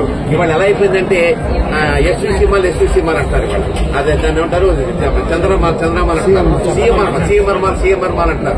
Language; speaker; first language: Telugu; native; Telugu